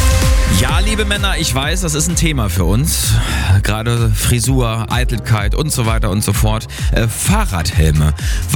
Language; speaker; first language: German; native; German